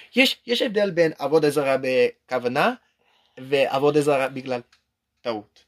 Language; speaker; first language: Hebrew; non-native, learner; English